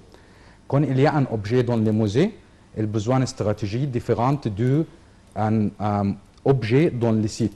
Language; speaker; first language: French; non-native, learner; Arabic